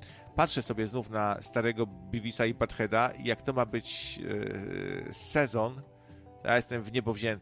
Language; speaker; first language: Polish; native; Polish